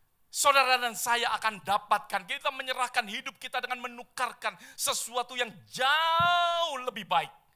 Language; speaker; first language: Indonesian; native; Indonesian